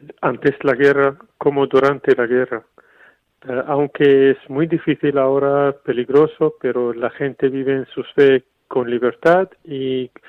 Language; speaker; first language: Spanish; non-native, fluent; Arabic